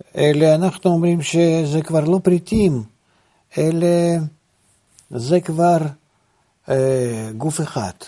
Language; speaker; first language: Hebrew; non-native, fluent; Russian